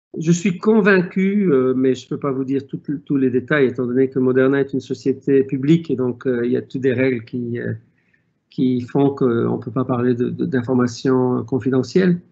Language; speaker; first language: French; non-native, local second language; Arabic